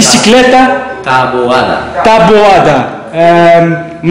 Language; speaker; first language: Spanish; non-native, learner; French